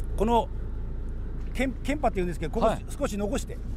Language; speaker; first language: Japanese; native; Japanese